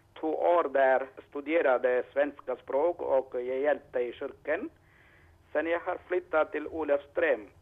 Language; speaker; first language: Swedish; non-native, learner; Malayalam